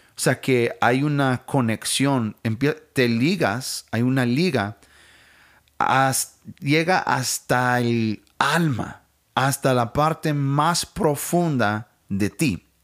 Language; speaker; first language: Spanish; non-native, fluent; English